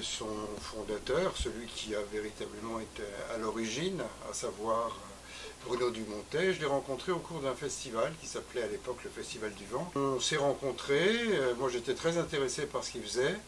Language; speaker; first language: French; native; French